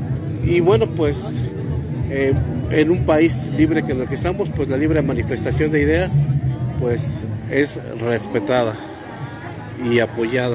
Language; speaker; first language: Spanish; native; Spanish